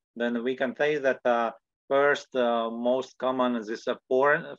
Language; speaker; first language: English; non-native, fluent; Latvian